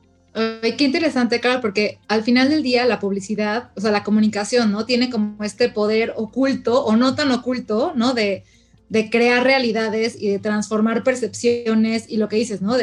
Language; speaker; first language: Spanish; native; Spanish